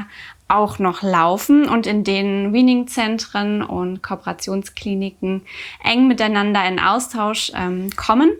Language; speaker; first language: German; native; German